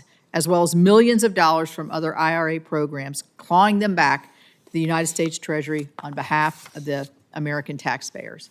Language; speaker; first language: English; native; English